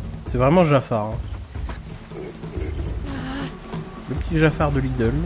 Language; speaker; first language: French; native; French